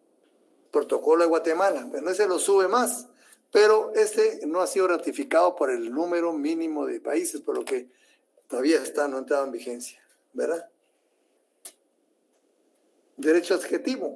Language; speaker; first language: Spanish; native; Spanish